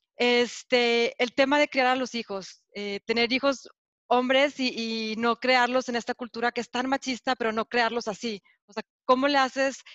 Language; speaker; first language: Spanish; native; Spanish